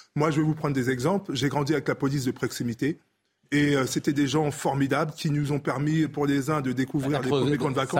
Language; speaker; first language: French; native; French